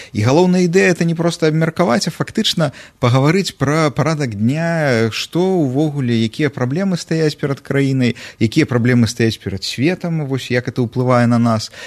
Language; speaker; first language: Belarusian; non-native, local second language; Russian